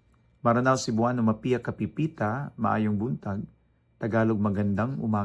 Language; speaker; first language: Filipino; non-native, local second language; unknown